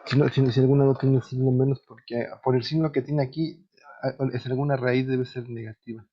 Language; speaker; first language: Spanish; native; Spanish